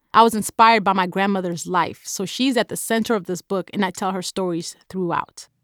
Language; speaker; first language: English; non-native, local second language; Yoruba